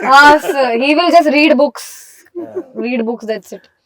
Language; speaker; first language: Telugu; non-native, local second language; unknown